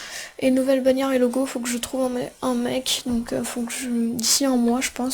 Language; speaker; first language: French; native; French